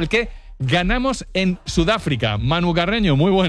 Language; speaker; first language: Spanish; native; Spanish